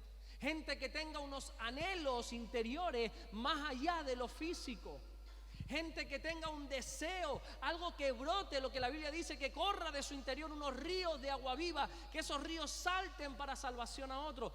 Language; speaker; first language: Spanish; native; Spanish